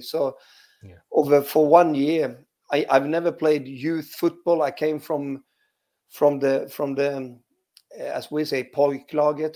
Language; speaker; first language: English; non-native, fluent; Swedish